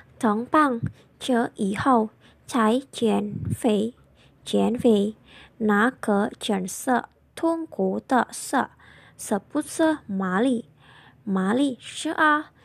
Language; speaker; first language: Chinese; non-native, learner; Indonesian